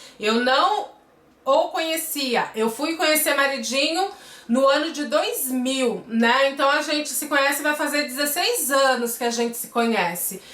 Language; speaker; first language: Portuguese; native; Portuguese